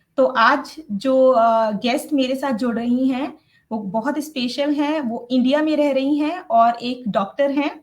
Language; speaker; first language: Hindi; native; Hindi